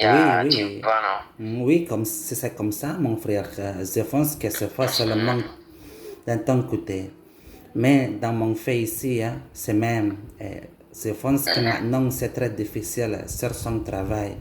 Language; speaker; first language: French; non-native, learner; Indonesian